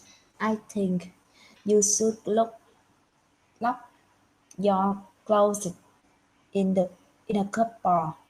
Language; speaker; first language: English; non-native, learner; Vietnamese